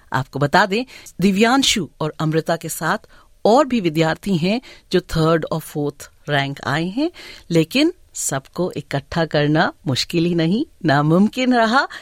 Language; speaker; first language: Hindi; native; Hindi